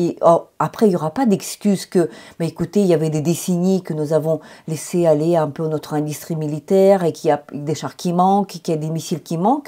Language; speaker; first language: French; non-native, fluent; Ukrainian